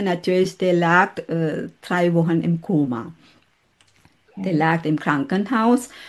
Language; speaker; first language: German; non-native, fluent; Sinhala